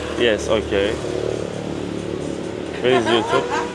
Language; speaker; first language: English; non-native, learner; Turkish